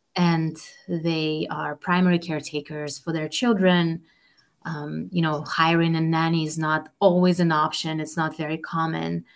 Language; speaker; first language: English; non-native, fluent; Russian